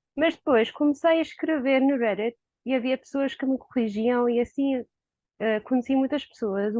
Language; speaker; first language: Portuguese; non-native, fluent; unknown